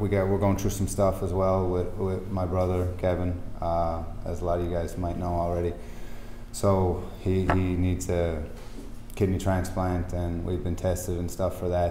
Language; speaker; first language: English; native; English